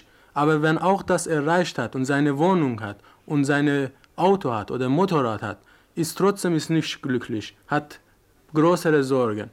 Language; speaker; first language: German; non-native, fluent; Persian